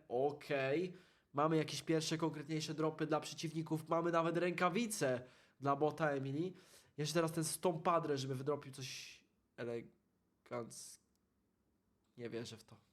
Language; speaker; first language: Polish; native; Polish